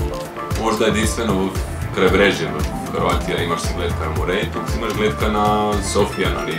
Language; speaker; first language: Bulgarian; non-native, learner; Croatian